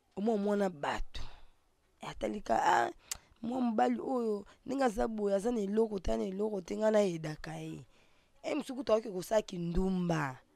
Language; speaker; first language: Lingala; non-native, local second language; Swahili